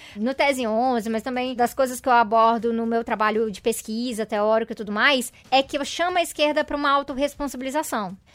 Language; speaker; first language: Portuguese; native; Portuguese